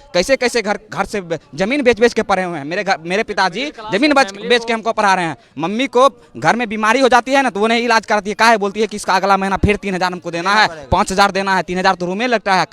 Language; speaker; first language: Hindi; native; Hindi